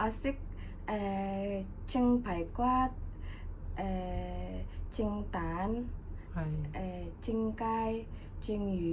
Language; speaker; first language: Cantonese; non-native, learner; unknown